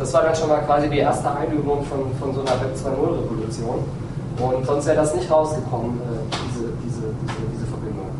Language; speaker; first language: German; native; German